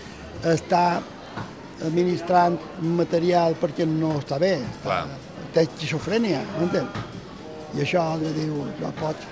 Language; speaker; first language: Catalan; native; Catalan